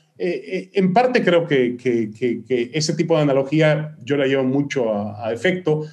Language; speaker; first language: Spanish; early bilingual, other home language; Hebrew